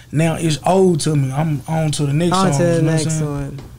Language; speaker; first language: English; native; English